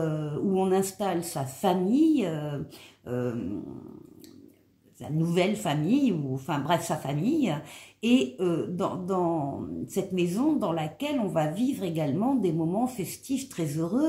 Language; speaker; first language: French; native; French